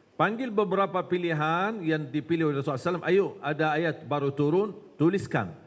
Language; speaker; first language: Malay; non-native, fluent; Arabic